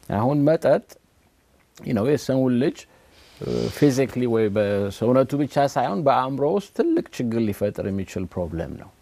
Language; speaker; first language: Amharic; native; Amharic